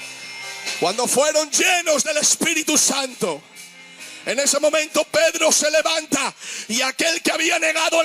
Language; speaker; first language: Spanish; native; Spanish